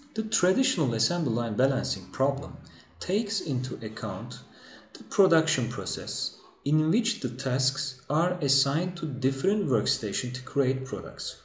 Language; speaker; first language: English; non-native, fluent; Turkish